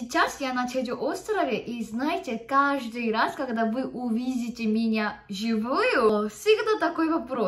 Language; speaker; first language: Russian; non-native, fluent; Korean